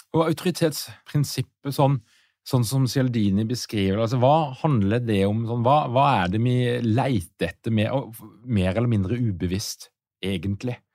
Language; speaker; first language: Norwegian; native; Norwegian